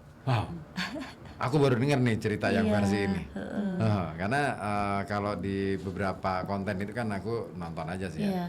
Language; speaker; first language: Indonesian; native; Indonesian